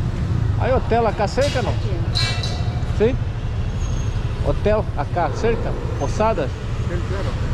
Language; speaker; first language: Spanish; non-native, learner; Portuguese